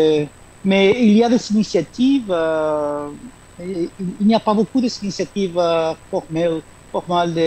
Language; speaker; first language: French; non-native, fluent; Spanish